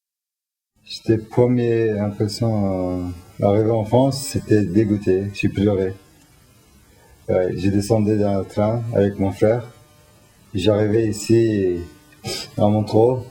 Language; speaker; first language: French; non-native, learner; Turkish